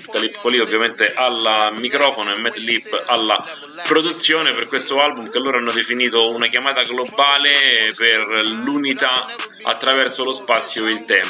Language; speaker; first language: Italian; native; Italian